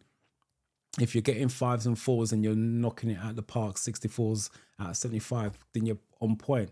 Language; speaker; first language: English; native; English